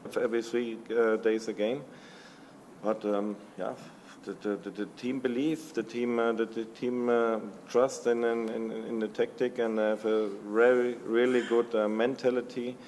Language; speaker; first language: English; non-native, learner; German